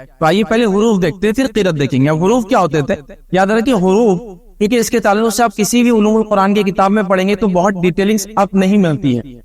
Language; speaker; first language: Urdu; native; Urdu